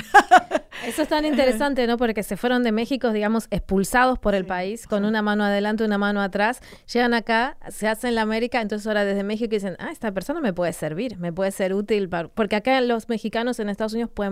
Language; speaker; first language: Spanish; native; Spanish